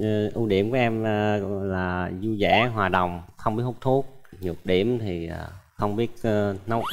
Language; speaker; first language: Vietnamese; native; Vietnamese